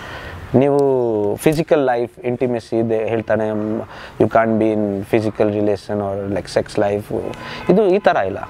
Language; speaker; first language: Kannada; non-native, learner; Nepali